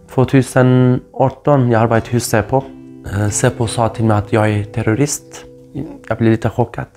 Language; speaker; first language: Swedish; non-native, fluent; Kurdish